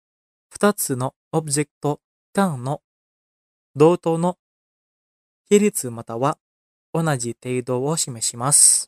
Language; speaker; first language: Japanese; non-native, fluent; Indonesian